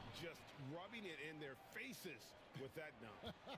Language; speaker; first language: English; native; English